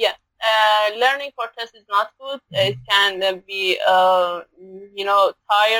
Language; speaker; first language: English; non-native, learner; Persian